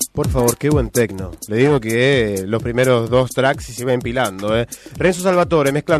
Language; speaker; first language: Spanish; native; Spanish